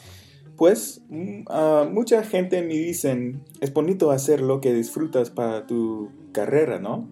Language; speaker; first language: Spanish; non-native, fluent; English